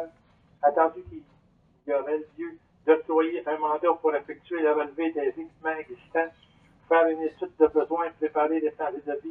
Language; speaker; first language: French; native; French